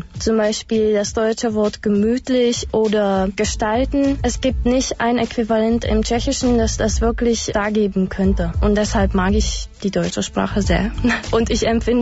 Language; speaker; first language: German; non-native, fluent; Czech